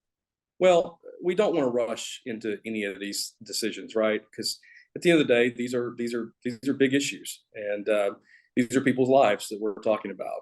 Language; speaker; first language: English; native; English